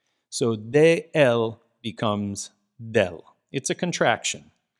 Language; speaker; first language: English; native; English